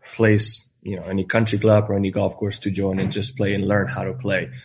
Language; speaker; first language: English; non-native, fluent; Spanish